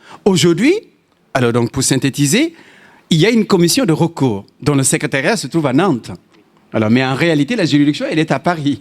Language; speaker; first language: French; non-native, local second language; Wolof